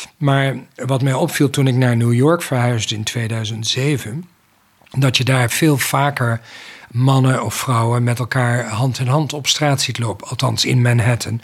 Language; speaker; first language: Dutch; native; Dutch